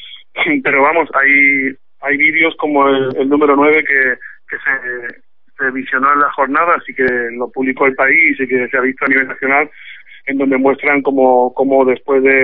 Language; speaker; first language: Spanish; native; Spanish